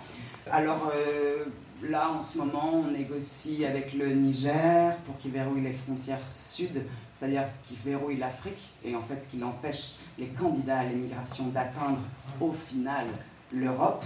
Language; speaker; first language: French; native; French